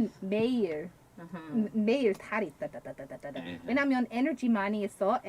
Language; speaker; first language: Korean; non-native, learner; English